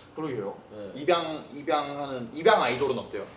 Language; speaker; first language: Korean; early bilingual, heritage; Korean